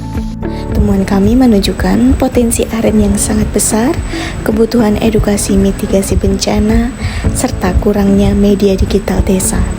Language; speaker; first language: Indonesian; native; Indonesian